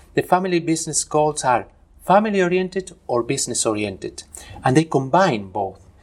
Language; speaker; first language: English; non-native, fluent; Spanish